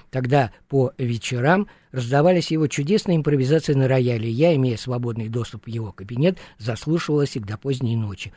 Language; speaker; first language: Russian; native; Russian